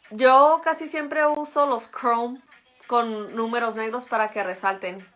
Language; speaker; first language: Spanish; early bilingual, heritage; Spanish